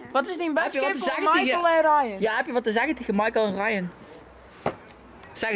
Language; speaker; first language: Dutch; native; Dutch